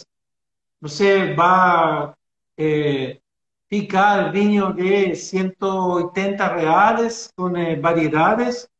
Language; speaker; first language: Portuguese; non-native, learner; Spanish